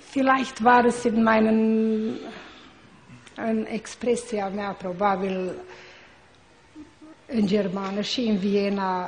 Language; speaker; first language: German; non-native, learner; Hungarian